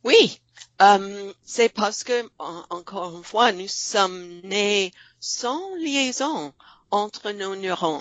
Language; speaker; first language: French; non-native, fluent; English